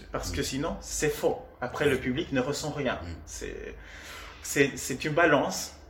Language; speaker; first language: French; non-native, fluent; Spanish